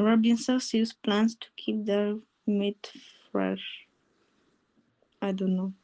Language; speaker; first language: English; non-native, learner; Polish